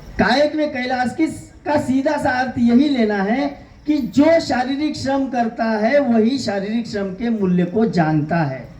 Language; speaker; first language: Hindi; non-native, local second language; Kannada